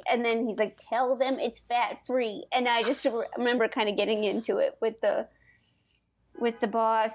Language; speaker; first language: English; native; English